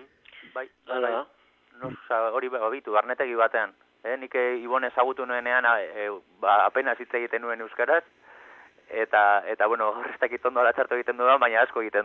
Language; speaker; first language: Basque; non-native, local second language; Spanish